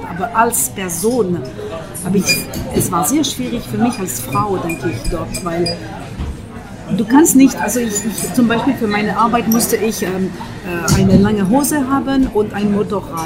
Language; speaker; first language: German; non-native, fluent; French